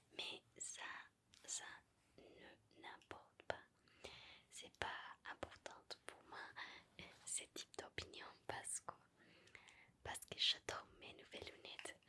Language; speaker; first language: French; non-native, learner; Spanish